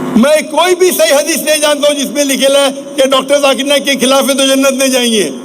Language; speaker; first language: Urdu; non-native, local second language; Konkani